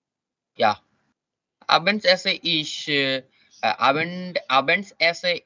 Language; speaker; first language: German; non-native, learner; Bangla